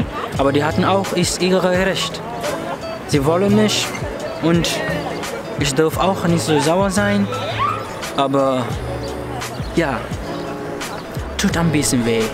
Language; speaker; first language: German; non-native, learner; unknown